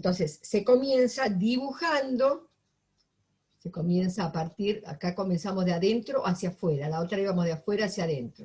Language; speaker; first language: Spanish; native; Spanish